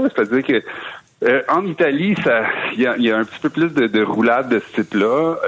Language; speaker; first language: French; native; French